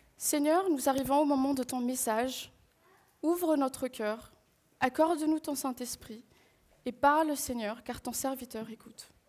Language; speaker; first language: French; non-native, local second language; Malagasy